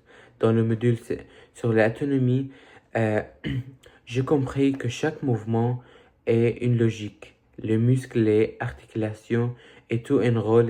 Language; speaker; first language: French; early bilingual, other home language; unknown